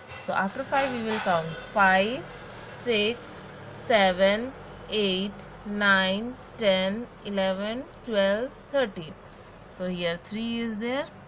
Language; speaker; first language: English; non-native, local second language; Hindi